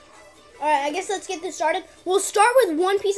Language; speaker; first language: English; native; English